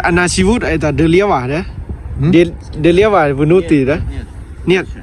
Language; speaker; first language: Russian; non-native, learner; Lao